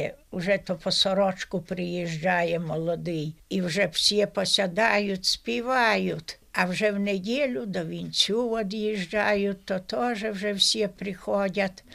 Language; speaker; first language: Ukrainian; native; Ukrainian